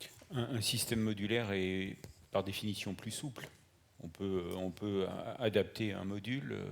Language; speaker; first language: French; native; French